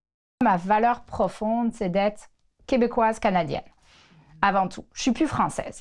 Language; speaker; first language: French; native; French